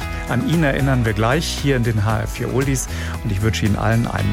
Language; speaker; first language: German; native; German